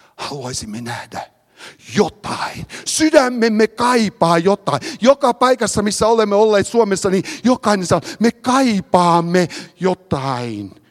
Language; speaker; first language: Finnish; early bilingual, heritage; Finnish